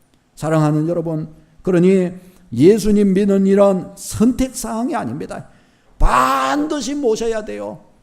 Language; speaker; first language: Korean; native; Korean